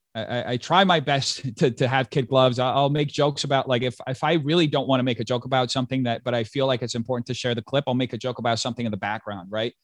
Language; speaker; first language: English; early bilingual, other home language; Portuguese